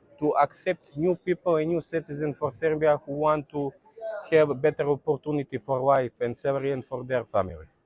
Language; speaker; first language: English; non-native, learner; Serbian